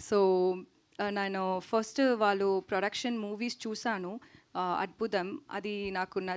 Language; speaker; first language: Telugu; non-native, learner; Tamil